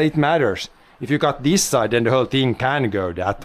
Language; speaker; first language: English; non-native, fluent; Swedish